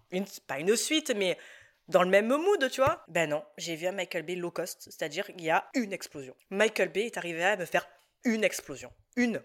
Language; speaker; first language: French; native; French